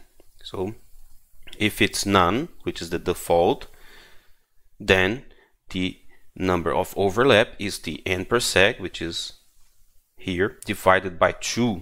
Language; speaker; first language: English; non-native, fluent; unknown